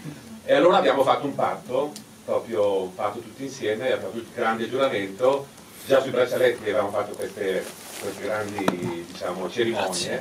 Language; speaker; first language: Italian; native; Italian